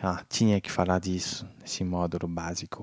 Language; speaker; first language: Portuguese; non-native, fluent; French